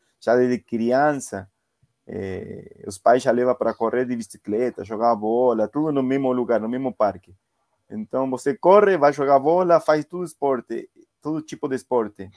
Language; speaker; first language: Portuguese; non-native, fluent; Spanish